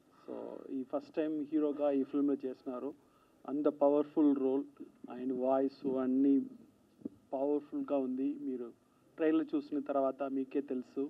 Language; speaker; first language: Telugu; non-native, learner; Tamil